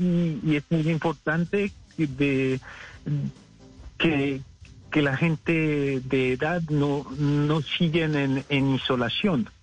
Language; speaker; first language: Spanish; non-native, fluent; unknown